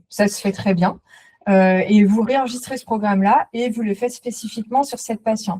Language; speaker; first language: French; native; French